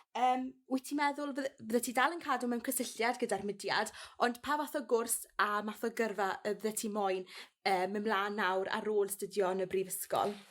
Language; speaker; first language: Welsh; native; Welsh